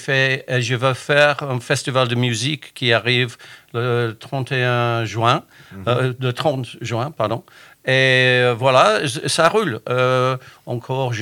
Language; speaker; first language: French; non-native, fluent; English